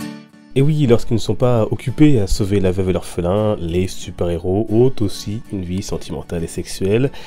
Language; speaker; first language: French; native; French